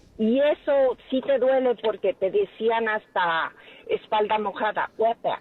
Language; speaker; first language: Spanish; early bilingual, heritage; Spanish